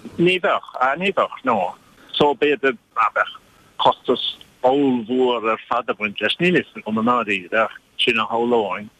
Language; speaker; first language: Irish; native; Irish